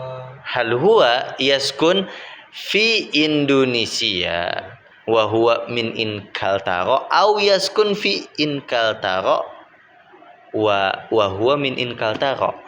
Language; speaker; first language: Arabic; non-native, fluent; Indonesian